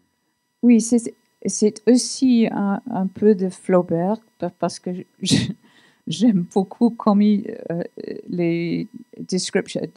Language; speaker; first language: French; non-native, fluent; English